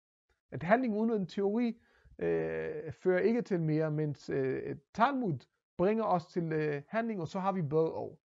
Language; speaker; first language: Danish; non-native, fluent; Hebrew